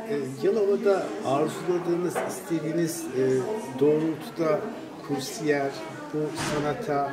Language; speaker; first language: Turkish; native; Turkish